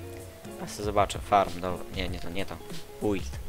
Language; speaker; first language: Polish; native; Polish